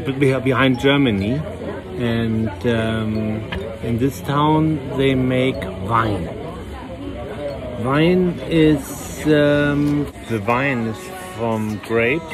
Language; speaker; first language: English; non-native, learner; German